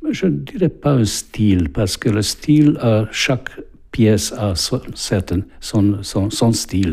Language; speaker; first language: French; non-native, fluent; Hungarian